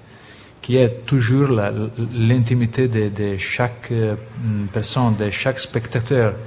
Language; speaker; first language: French; non-native, fluent; Italian